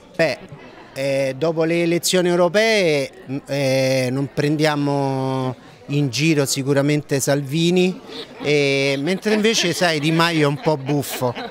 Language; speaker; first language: Italian; native; Italian